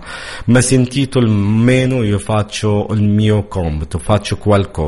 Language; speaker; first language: Italian; non-native, learner; Arabic